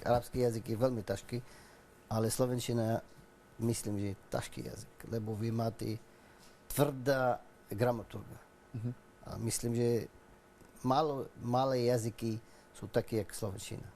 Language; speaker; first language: Slovak; non-native, learner; Arabic